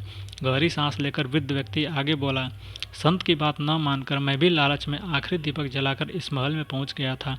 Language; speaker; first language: Hindi; native; Hindi